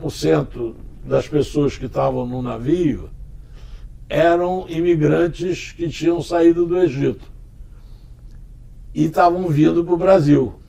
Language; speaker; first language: Portuguese; early bilingual, other home language; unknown